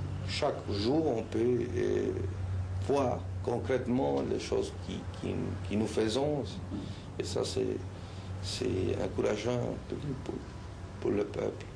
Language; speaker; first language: French; non-native, fluent; Spanish